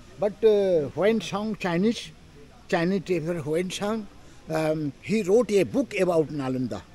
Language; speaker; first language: English; non-native, local second language; Hindi